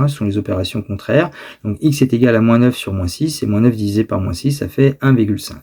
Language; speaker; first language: French; native; French